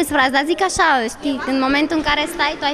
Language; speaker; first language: Romanian; native; Romanian